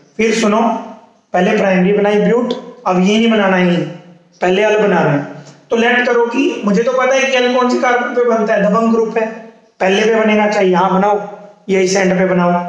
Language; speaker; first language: Hindi; native; Hindi